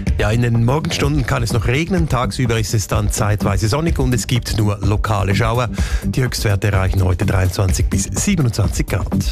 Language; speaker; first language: German; native; German